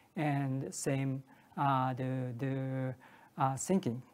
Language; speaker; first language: English; non-native, learner; Japanese